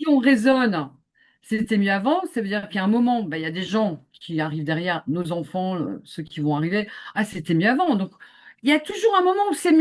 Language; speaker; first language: French; native; French